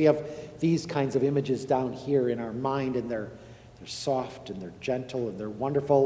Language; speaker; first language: English; native; English